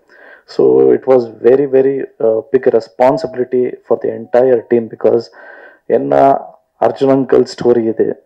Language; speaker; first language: Tamil; non-native, local second language; Kannada